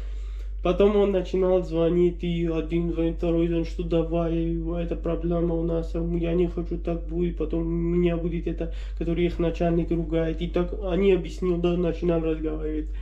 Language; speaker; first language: Russian; non-native, learner; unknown